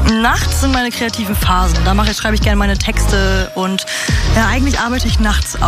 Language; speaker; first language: German; native; German